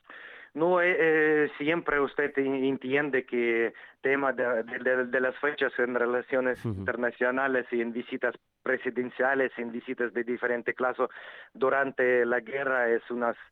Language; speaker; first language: Spanish; non-native, fluent; Ukrainian